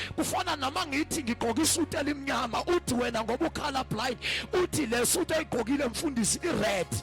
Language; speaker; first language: Zulu; non-native, local second language; Xhosa